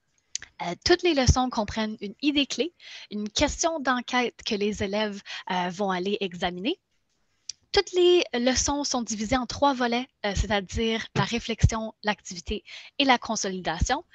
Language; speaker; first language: French; native; French